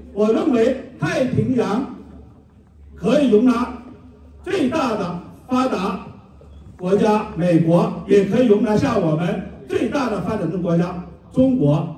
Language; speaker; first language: Chinese; native; Chinese